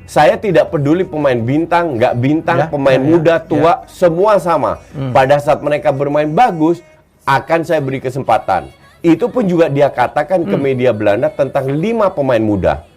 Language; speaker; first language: Indonesian; native; Indonesian